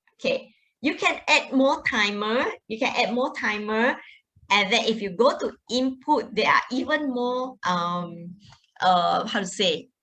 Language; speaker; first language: English; non-native, local second language; Malay